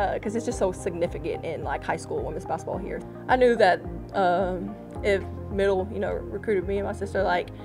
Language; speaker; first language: English; native; English